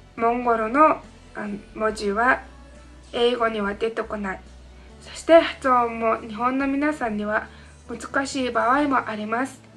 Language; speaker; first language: Japanese; non-native, fluent; Mongolian